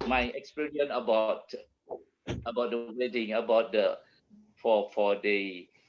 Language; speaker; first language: English; non-native, learner; Malay